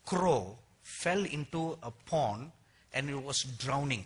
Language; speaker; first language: English; non-native, local second language; Tamil